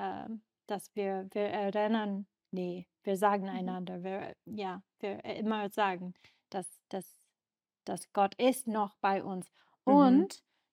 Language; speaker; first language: German; non-native, learner; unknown